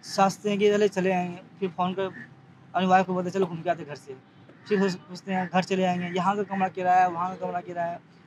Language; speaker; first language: Hindi; native; Hindi